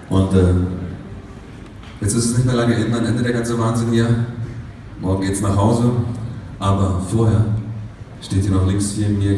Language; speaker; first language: German; native; German